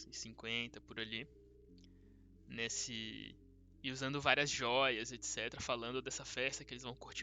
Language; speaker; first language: Portuguese; native; Portuguese